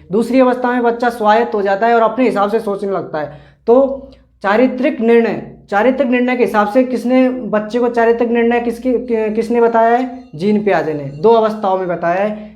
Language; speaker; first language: Hindi; native; Hindi